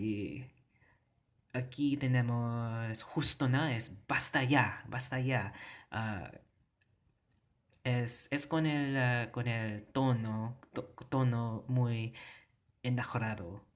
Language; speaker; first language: Spanish; non-native, learner; Cebuano